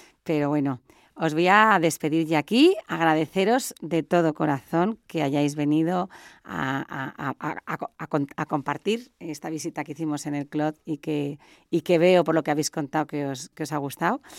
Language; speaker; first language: Spanish; native; Spanish